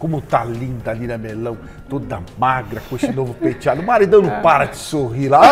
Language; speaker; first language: Portuguese; native; Portuguese